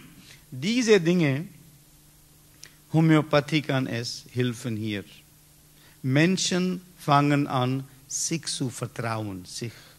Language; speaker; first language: German; non-native, learner; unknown